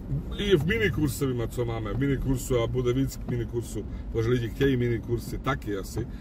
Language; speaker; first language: Czech; non-native, fluent; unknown